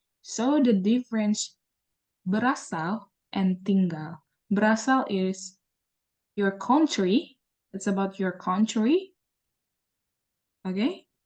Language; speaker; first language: English; non-native, learner; Indonesian